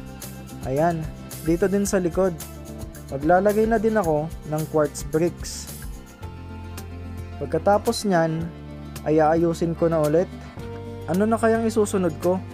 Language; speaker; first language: Filipino; native; Filipino